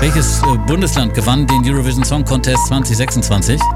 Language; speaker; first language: German; native; German